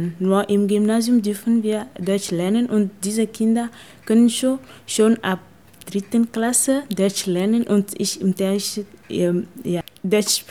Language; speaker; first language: German; non-native, fluent; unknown